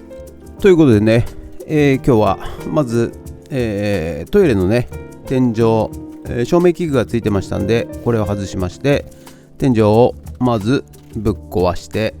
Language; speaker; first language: Japanese; native; Japanese